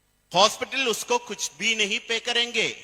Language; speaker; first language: Hindi; non-native, local second language; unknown